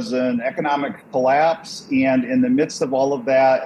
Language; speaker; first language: English; native; English